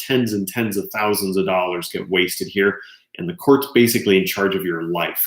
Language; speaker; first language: English; native; English